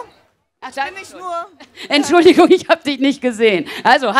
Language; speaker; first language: German; native; German